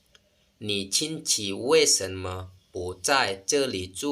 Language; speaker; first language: Chinese; non-native, fluent; Lao